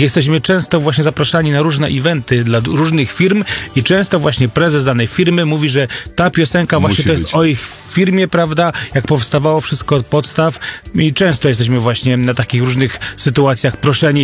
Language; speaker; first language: Polish; native; Polish